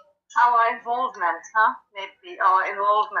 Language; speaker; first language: English; non-native, fluent; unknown